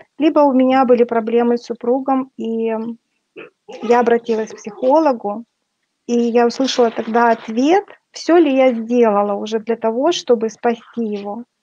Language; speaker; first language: Russian; native; Russian